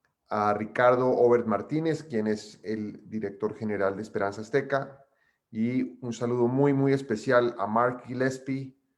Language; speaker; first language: Spanish; native; Spanish